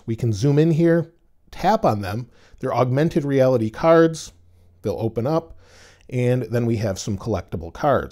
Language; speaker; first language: English; native; English